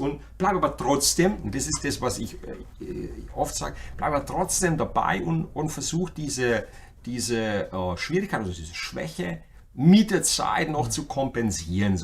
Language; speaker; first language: German; native; German